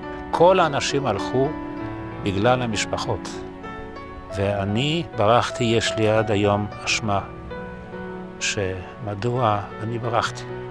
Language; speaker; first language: Hebrew; non-native, fluent; Polish